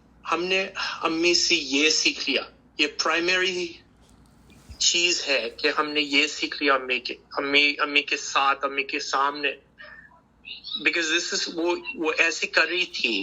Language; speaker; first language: Hindi; early bilingual, heritage; Hindi